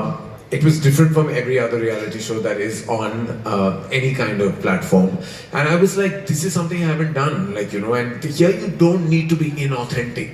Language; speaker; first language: English; non-native, local second language; Hindi